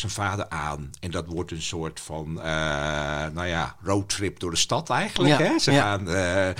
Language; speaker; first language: Dutch; non-native, local second language; Western Frisian